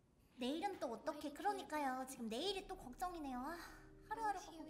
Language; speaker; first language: Korean; native; Korean